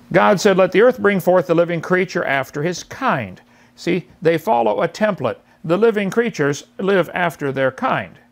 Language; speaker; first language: English; native; English